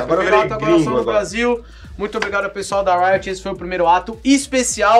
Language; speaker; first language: Portuguese; native; Portuguese